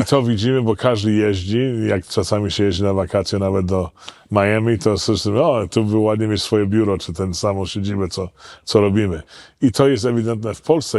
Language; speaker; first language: Polish; early bilingual, heritage; Polish